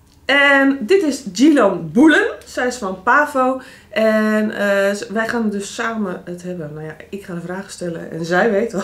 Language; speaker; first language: Dutch; native; Dutch